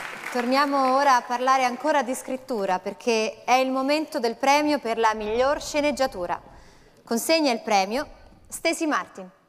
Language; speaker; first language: Italian; native; Italian